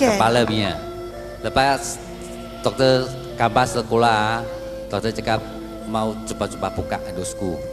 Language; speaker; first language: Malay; non-native, local second language; Chinese